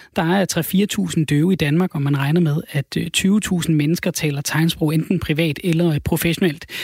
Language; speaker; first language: Danish; native; Danish